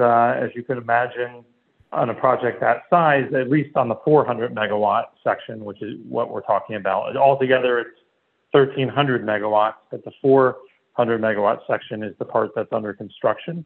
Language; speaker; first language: English; native; English